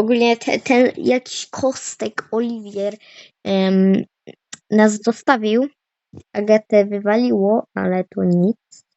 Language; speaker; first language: Polish; native; Polish